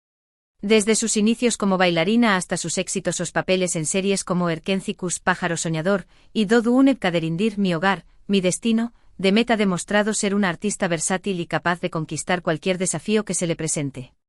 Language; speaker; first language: Spanish; native; Spanish